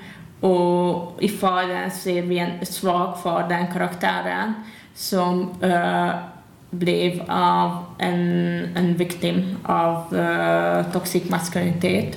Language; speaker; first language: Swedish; non-native, learner; Hungarian